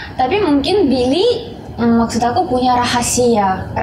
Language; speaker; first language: Indonesian; non-native, learner; Russian